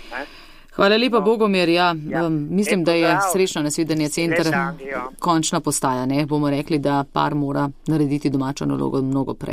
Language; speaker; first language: Slovenian; native; Slovenian